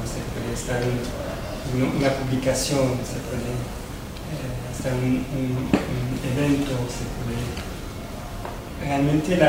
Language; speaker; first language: Spanish; non-native, fluent; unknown